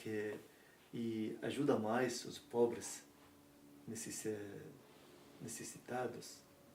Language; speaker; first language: Portuguese; non-native, learner; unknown